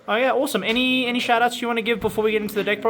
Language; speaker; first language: English; native; English